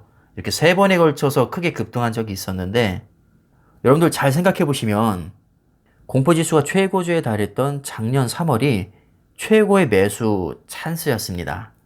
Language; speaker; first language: Korean; native; Korean